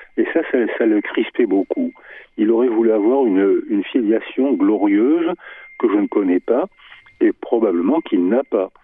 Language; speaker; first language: French; native; French